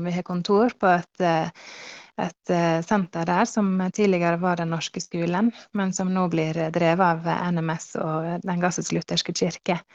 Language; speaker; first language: Norwegian; early bilingual, heritage; Norwegian